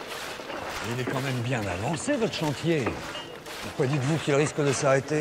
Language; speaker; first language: French; native; French